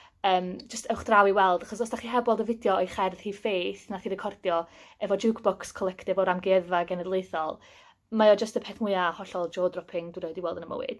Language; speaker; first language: Welsh; native; Welsh